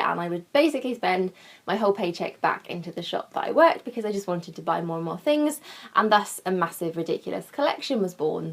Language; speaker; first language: English; native; English